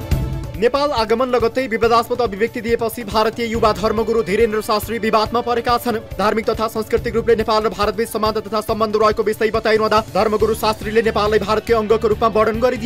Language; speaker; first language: Nepali; native; Nepali